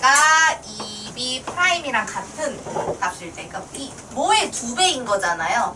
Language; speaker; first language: Korean; native; Korean